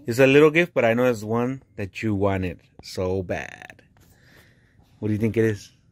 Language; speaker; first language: English; early bilingual, other home language; Spanish